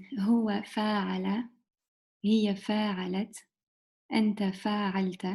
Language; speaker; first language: Arabic; non-native, learner; English